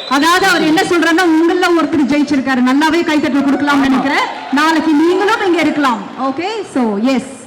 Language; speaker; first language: Tamil; native; Tamil